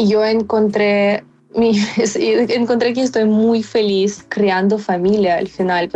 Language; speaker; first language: Spanish; non-native, fluent; Ukrainian